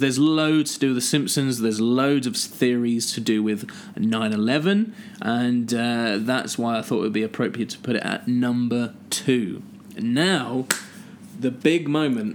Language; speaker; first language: English; native; English